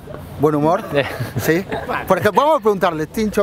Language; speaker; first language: Spanish; native; Spanish